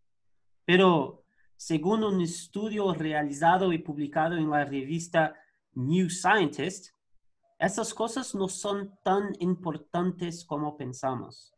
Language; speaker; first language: Spanish; non-native, learner; Portuguese